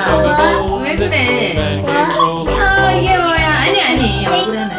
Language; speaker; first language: Korean; native; Korean